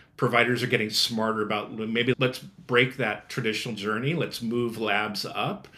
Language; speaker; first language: English; native; English